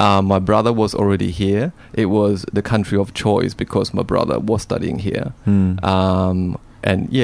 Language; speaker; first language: English; non-native, local second language; Cantonese